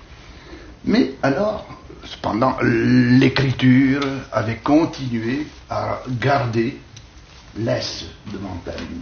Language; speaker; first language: French; native; French